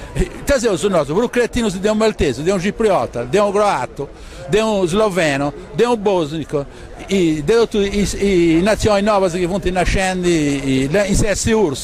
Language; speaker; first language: Italian; non-native, local second language; Sardinian